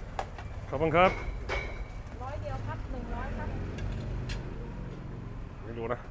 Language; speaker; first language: Thai; non-native, learner; English